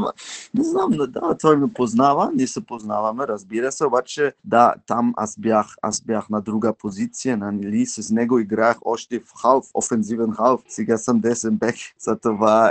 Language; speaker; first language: Bulgarian; early bilingual, heritage; Bulgarian